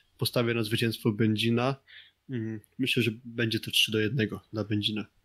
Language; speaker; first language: Polish; native; Polish